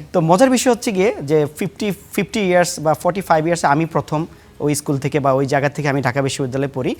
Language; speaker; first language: Bangla; native; Bangla